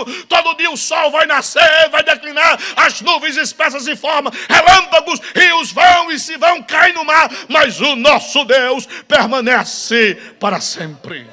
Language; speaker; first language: Portuguese; native; Portuguese